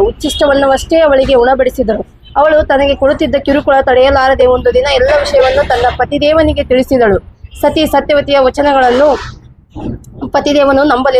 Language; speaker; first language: Kannada; native; Kannada